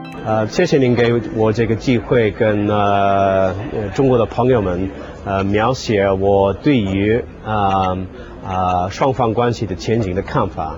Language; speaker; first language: Chinese; non-native, fluent; English